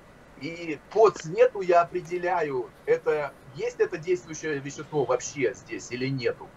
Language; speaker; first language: Russian; native; Russian